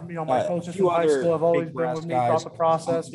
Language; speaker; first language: English; native; English